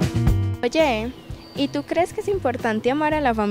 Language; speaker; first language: Spanish; native; Spanish